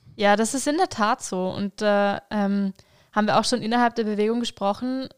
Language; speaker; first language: German; native; German